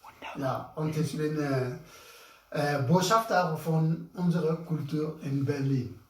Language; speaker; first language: German; non-native, learner; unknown